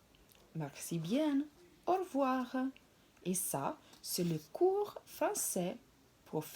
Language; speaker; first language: French; non-native, fluent; Italian